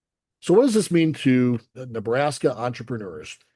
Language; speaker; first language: English; native; English